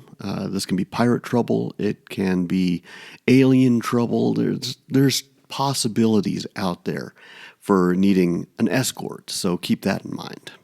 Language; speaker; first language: English; native; English